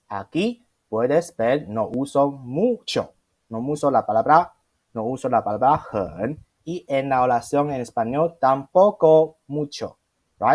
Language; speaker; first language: Spanish; non-native, fluent; Chinese